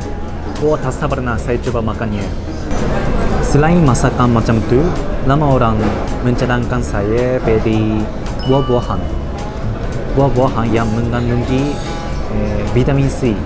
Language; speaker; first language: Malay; non-native, learner; Japanese